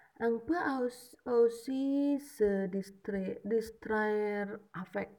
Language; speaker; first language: French; non-native, learner; Indonesian